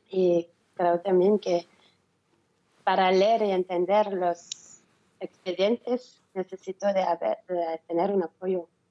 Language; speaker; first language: Spanish; non-native, learner; French